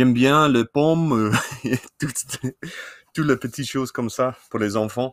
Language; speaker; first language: French; non-native, learner; English